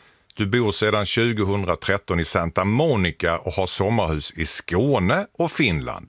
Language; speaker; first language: Swedish; native; Swedish